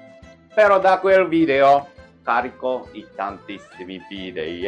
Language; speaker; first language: Italian; non-native, fluent; Japanese